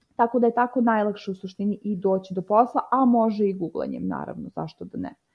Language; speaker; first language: Serbian; native; Serbian